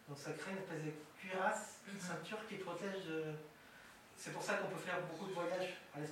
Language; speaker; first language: French; native; French